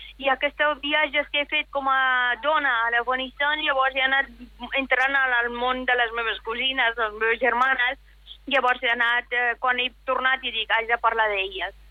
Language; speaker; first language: Catalan; non-native, fluent; Persian